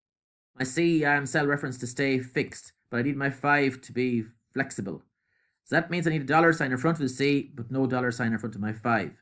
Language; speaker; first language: English; native; English